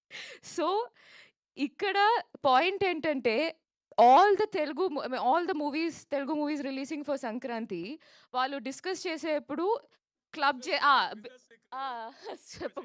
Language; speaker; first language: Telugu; non-native, local second language; Malayalam